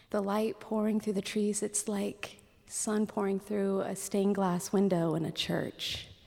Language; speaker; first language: English; native; English